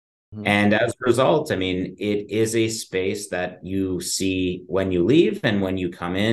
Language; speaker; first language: English; native; English